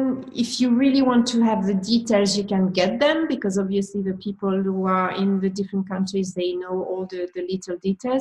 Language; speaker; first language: English; non-native, fluent; French